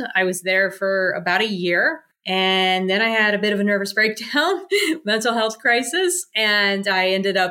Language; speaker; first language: English; native; English